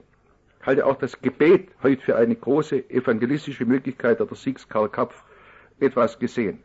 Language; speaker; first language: German; native; German